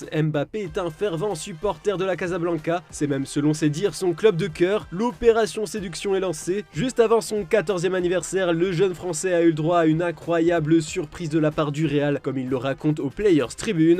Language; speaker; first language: French; native; French